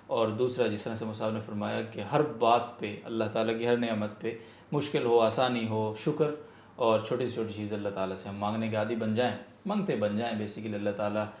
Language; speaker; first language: Urdu; native; Urdu